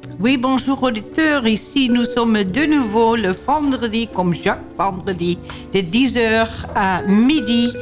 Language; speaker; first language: French; non-native, learner; Dutch